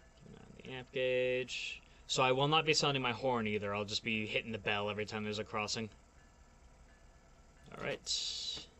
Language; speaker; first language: English; native; English